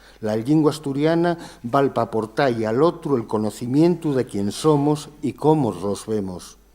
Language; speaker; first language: Asturian; native; Asturian